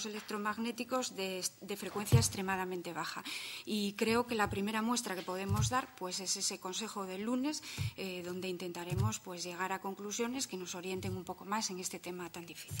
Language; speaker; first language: Spanish; native; Spanish